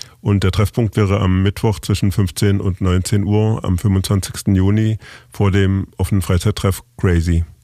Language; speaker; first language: German; native; German